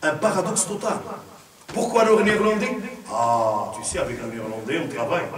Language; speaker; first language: French; non-native, local second language; Arabic